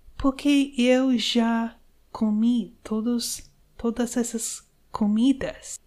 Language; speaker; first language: Portuguese; non-native, learner; English